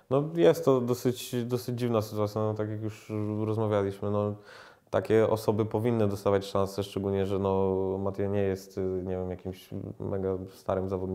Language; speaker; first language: Polish; native; Polish